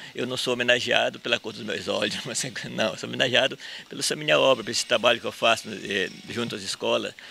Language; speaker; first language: Portuguese; native; Portuguese